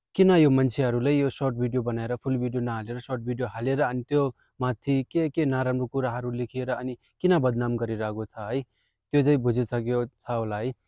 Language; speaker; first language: Nepali; non-native, fluent; Hindi